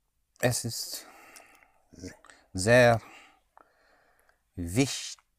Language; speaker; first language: German; non-native, learner; English